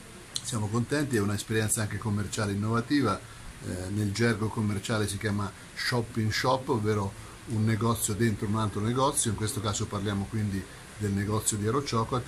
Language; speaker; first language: Italian; native; Italian